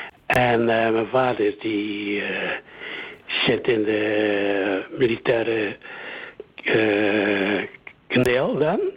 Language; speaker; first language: Dutch; early bilingual, other home language; Indonesian